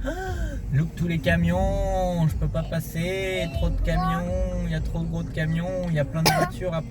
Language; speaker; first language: French; native; French